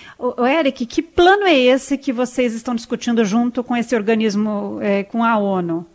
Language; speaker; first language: Portuguese; native; Portuguese